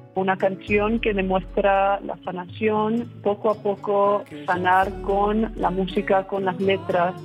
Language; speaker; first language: Spanish; early bilingual, heritage; English